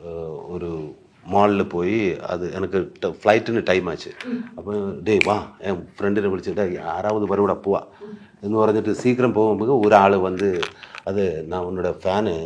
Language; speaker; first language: Tamil; non-native, learner; Malayalam